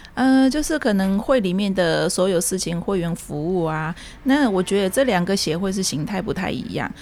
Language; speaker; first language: Chinese; early bilingual, heritage; Chinese